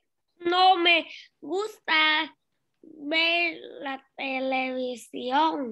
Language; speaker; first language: Spanish; non-native, learner; Vietnamese